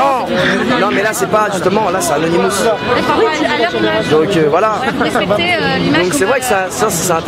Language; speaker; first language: French; native; French